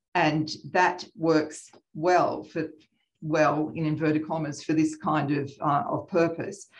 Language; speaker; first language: English; native; English